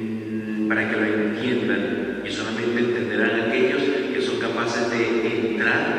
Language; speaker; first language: Spanish; native; Spanish